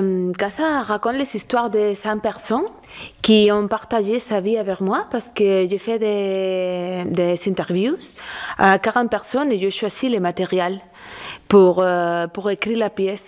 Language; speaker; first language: French; non-native, learner; Spanish